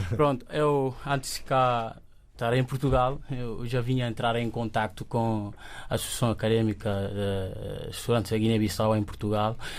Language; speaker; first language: Portuguese; non-native, local second language; Upper Guinea Crioulo